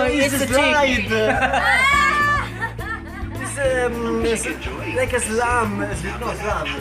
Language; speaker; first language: English; non-native, learner; Italian